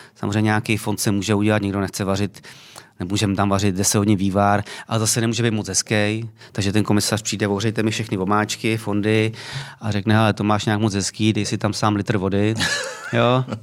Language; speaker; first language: Czech; native; Czech